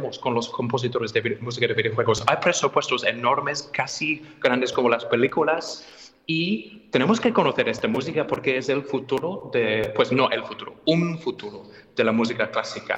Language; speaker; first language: Spanish; non-native, fluent; English